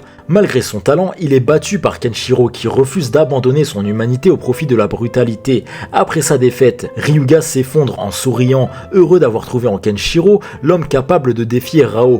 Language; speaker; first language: French; native; French